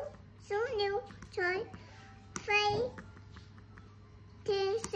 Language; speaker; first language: Chinese; non-native, local second language; Cantonese